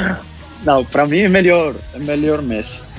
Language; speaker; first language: Portuguese; non-native, local second language; Spanish